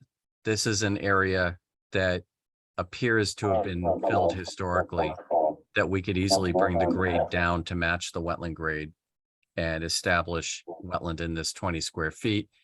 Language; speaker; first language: English; native; English